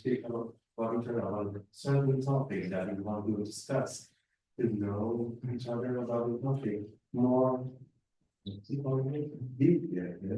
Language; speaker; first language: English; non-native, learner; Indonesian